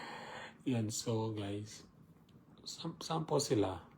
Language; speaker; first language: Filipino; non-native, learner; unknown